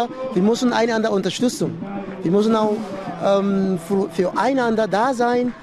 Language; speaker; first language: German; non-native, fluent; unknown